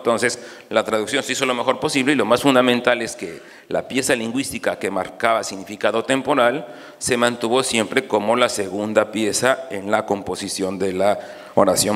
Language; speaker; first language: Spanish; native; Spanish